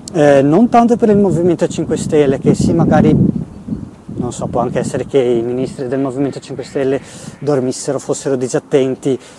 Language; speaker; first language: Italian; native; Italian